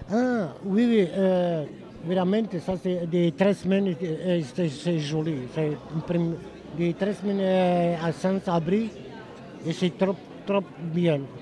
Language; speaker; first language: French; non-native, learner; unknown